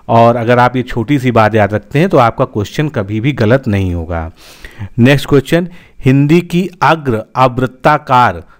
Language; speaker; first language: Hindi; native; Hindi